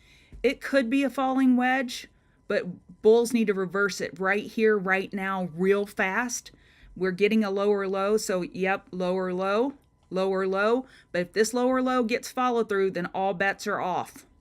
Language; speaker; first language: English; native; English